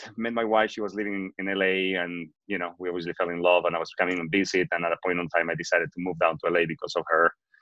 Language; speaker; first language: English; non-native, fluent; Spanish